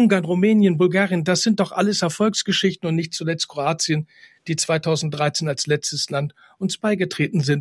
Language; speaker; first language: German; native; German